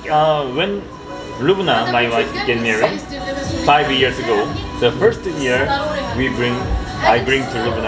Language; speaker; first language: English; non-native, learner; Korean